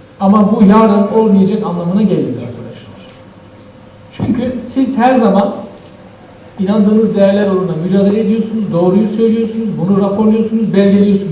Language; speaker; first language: Turkish; native; Turkish